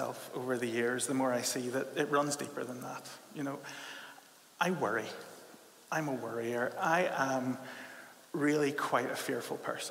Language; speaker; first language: English; native; English